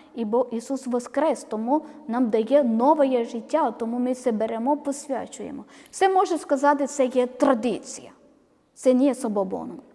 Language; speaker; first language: Ukrainian; non-native, learner; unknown